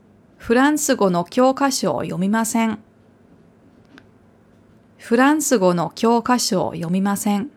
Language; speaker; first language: Japanese; non-native, fluent; German